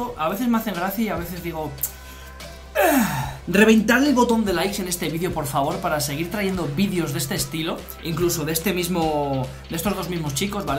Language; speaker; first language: Spanish; native; Spanish